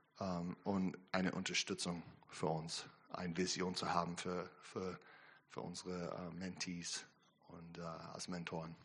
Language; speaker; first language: German; non-native, learner; English